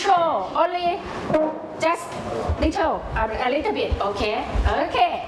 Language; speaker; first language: English; non-native, learner; Thai